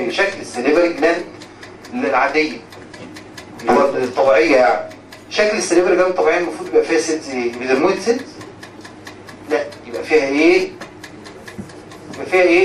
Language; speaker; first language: Arabic; native; Arabic